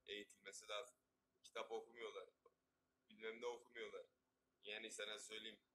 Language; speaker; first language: Turkish; native; Turkish